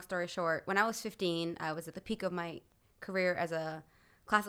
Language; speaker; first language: English; native; English